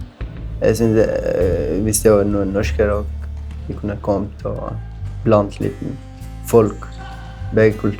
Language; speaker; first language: Norwegian; non-native, learner; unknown